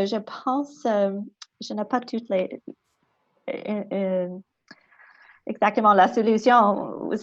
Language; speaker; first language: French; non-native, local second language; English